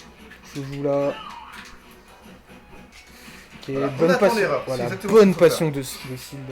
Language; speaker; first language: French; native; French